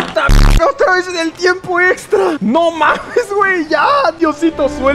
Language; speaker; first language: Spanish; native; Spanish